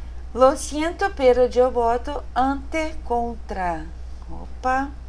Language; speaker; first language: Spanish; non-native, fluent; Portuguese